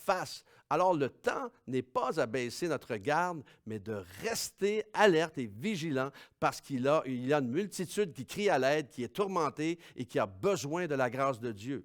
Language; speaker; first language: French; native; French